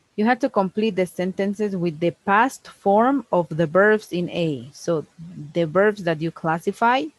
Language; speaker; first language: English; non-native, fluent; Spanish